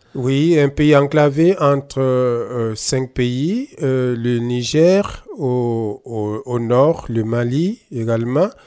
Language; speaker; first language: French; non-native, local second language; Mossi